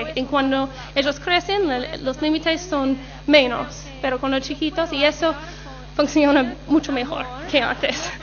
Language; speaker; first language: Spanish; non-native, learner; English